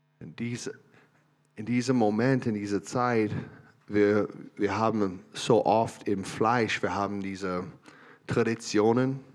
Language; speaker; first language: German; non-native, learner; English